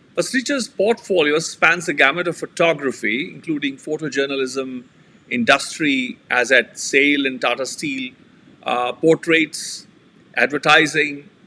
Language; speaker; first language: English; non-native, local second language; Punjabi